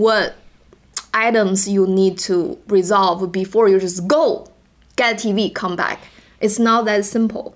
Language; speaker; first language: English; non-native, fluent; Chinese